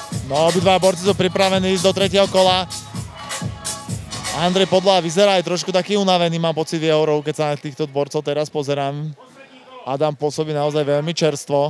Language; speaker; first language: Slovak; native; Slovak